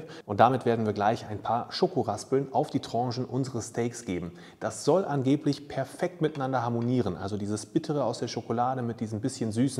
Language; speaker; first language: German; native; German